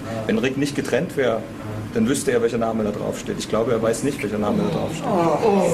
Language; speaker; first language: German; native; German